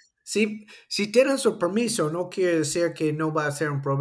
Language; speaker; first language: Spanish; non-native, fluent; English